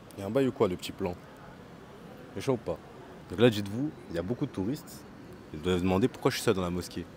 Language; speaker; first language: French; native; French